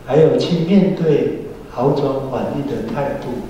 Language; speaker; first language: Chinese; native; Chinese